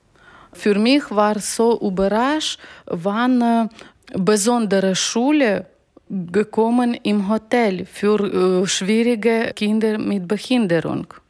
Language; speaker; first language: German; non-native, learner; Ukrainian